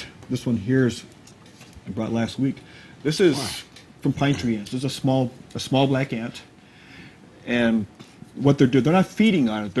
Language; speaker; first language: English; native; English